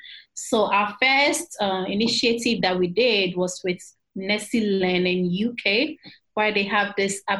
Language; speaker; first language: English; non-native, local second language; Akan